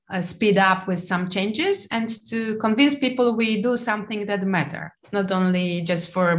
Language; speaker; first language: English; non-native, fluent; Polish